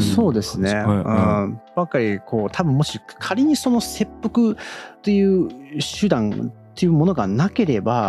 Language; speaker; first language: Japanese; native; Japanese